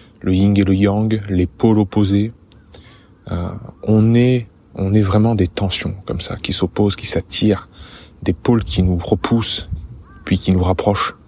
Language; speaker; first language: French; native; French